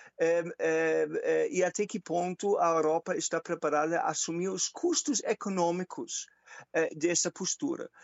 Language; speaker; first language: Portuguese; non-native, fluent; German